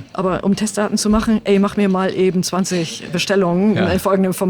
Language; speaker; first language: German; native; German